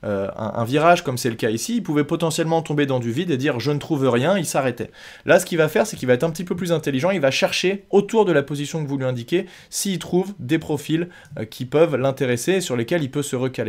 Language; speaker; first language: French; native; French